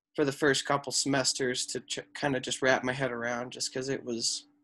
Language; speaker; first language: English; native; English